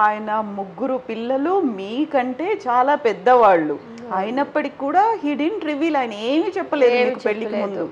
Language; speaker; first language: Telugu; native; Telugu